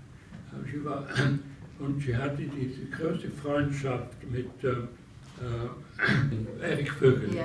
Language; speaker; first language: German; early bilingual, heritage; English